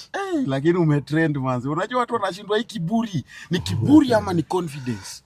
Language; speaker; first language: Swahili; native; Swahili